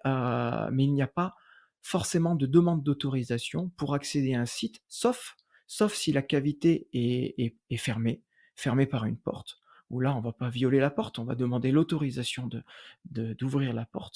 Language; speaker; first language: French; native; French